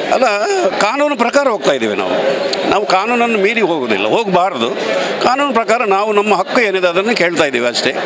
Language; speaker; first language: Kannada; non-native, local second language; Tulu